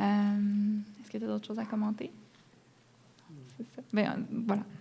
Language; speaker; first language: French; native; French